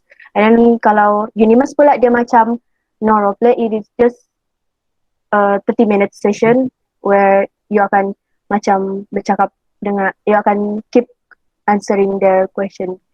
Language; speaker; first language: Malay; native; Malay